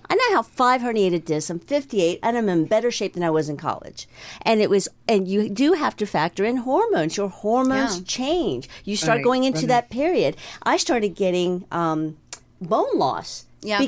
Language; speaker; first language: English; native; English